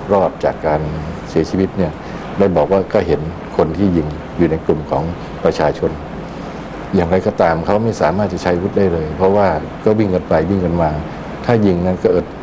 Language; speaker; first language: Thai; native; Thai